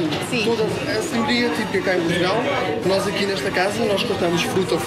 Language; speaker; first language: Portuguese; native; Portuguese